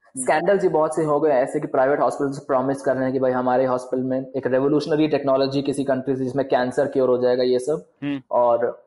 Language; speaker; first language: Hindi; native; Hindi